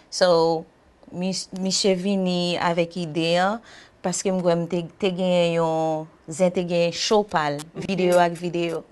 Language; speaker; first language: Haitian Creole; early bilingual, heritage; Haitian Creole